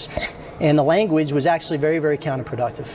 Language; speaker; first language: English; native; English